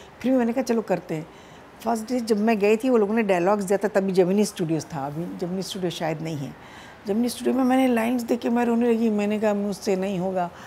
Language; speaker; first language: Hindi; non-native, local second language; Telugu